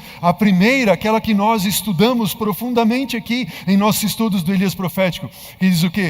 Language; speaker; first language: Portuguese; native; Portuguese